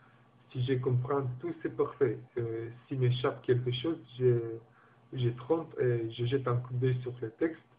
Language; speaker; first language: French; non-native, learner; Romanian